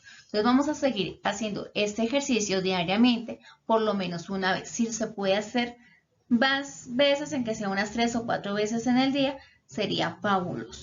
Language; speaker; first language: Spanish; native; Spanish